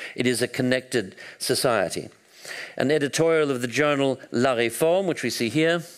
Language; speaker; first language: English; native; English